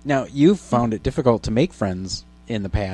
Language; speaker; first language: English; native; English